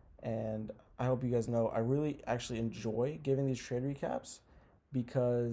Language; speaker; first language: English; native; English